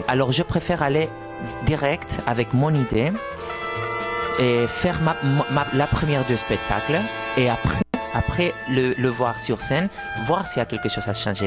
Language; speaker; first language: French; non-native, fluent; Spanish